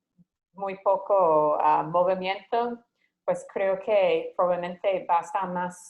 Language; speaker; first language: Spanish; non-native, fluent; English